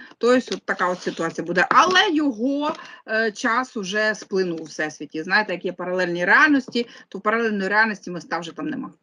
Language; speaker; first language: Ukrainian; non-native, local second language; Russian